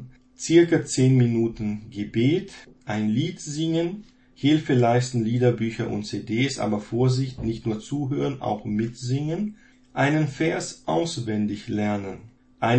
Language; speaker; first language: German; non-native, fluent; Portuguese